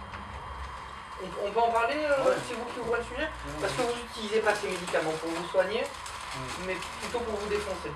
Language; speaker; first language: French; native; French